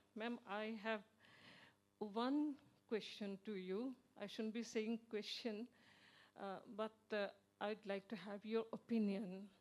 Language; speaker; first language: English; non-native, local second language; Assamese